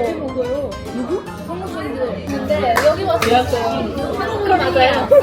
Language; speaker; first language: Korean; non-native, fluent; Hindi